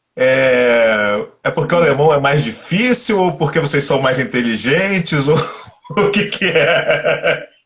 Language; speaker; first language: Portuguese; native; Portuguese